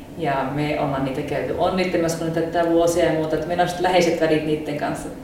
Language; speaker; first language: Finnish; early bilingual, heritage; Finnish